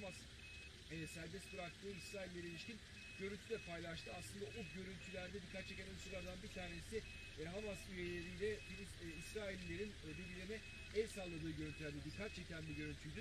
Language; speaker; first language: Turkish; native; Turkish